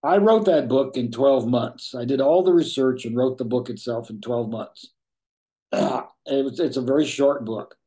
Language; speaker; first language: English; native; English